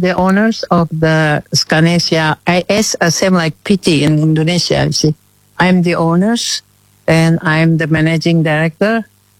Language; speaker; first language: English; non-native, fluent; Indonesian